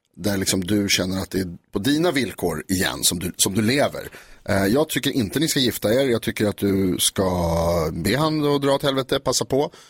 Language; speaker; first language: Swedish; native; Swedish